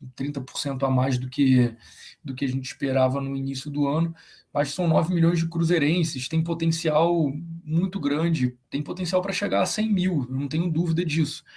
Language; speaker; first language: Portuguese; native; Portuguese